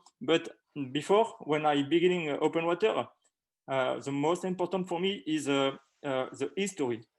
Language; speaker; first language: English; non-native, learner; French